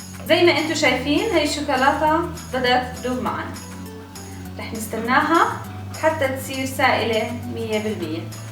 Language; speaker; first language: Arabic; native; Arabic